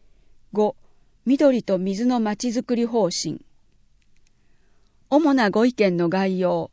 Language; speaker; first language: Japanese; native; Japanese